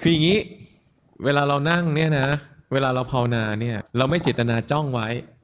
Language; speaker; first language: Thai; native; Thai